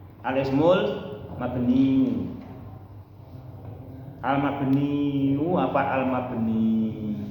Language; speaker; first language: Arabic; non-native, fluent; Indonesian